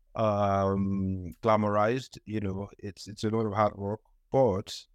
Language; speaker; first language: English; non-native, local second language; Yoruba